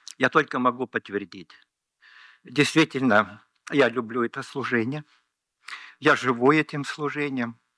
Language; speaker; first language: Russian; native; Russian